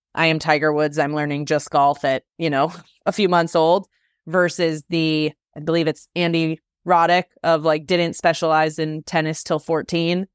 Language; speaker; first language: English; native; English